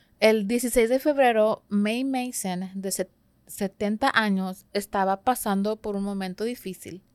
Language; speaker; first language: Spanish; early bilingual, heritage; Spanish